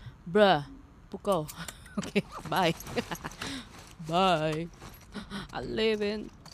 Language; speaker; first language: English; non-native, local second language; Chinese